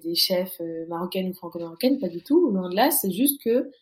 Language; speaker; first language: French; native; French